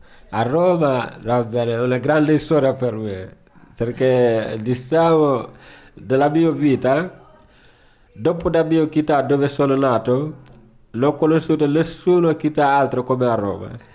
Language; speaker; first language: Italian; non-native, learner; Wolof